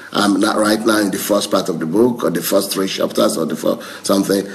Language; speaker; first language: English; non-native, local second language; Yoruba